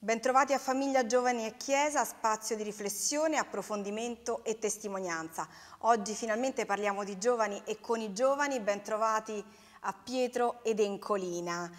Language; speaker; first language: Italian; native; Italian